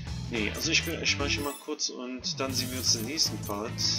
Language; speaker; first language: German; native; German